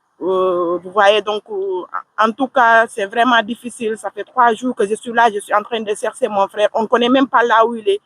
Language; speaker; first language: French; non-native, local second language; Wolof